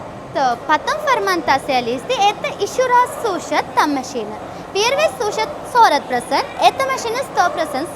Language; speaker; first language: Russian; non-native, learner; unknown